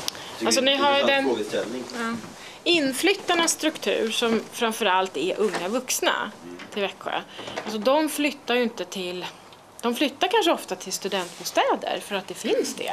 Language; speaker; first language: Swedish; native; Swedish